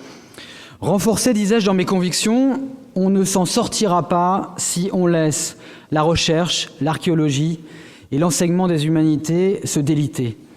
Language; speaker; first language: French; native; French